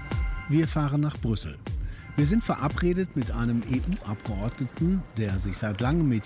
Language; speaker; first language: German; native; German